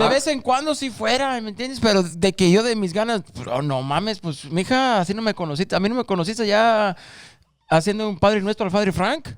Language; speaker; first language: Spanish; early bilingual, heritage; Spanish